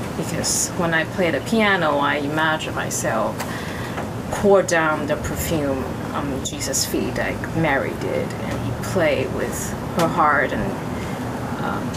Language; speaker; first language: English; non-native, fluent; Chinese